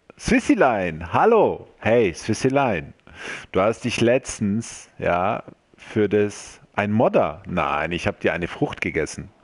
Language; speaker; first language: German; early bilingual, other home language; Croatian